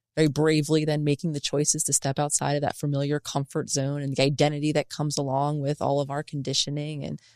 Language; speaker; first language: English; native; English